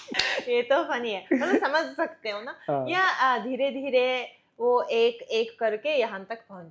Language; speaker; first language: Hindi; non-native, fluent; Japanese